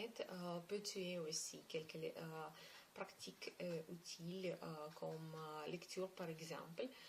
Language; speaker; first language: French; non-native, learner; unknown